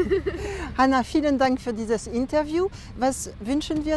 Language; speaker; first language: German; non-native, fluent; French